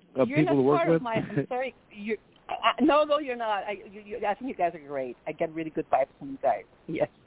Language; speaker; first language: English; non-native, fluent; French